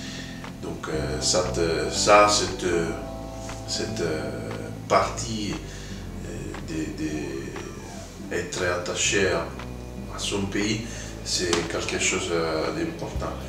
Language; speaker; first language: French; non-native, fluent; Italian